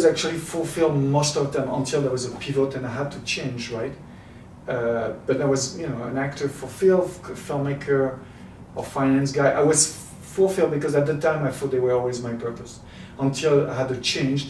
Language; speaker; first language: English; non-native, fluent; French